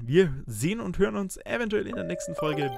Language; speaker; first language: German; native; German